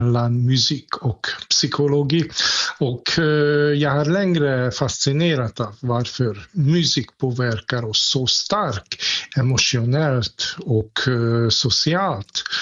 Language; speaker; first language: Swedish; non-native, fluent; Hungarian